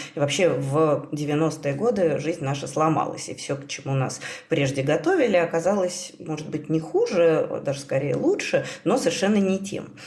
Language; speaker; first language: Russian; native; Russian